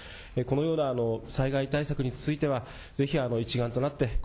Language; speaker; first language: Japanese; native; Japanese